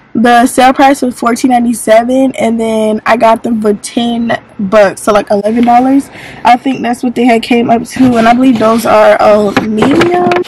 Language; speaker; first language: English; native; English